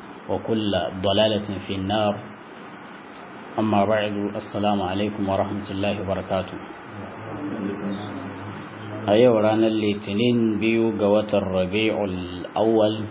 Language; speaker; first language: Arabic; non-native, fluent; Hausa